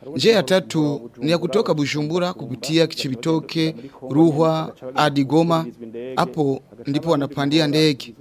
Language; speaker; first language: Swahili; non-native, local second language; Rundi